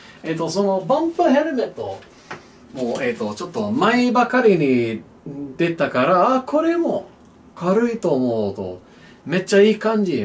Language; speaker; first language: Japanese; non-native, learner; English